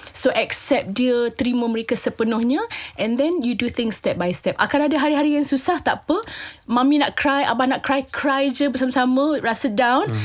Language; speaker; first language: Malay; native; Malay